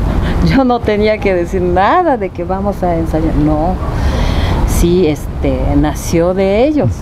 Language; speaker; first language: Spanish; non-native, fluent; Japanese